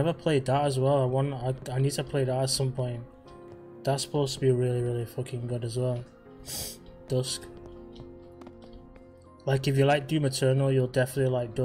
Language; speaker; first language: English; native; English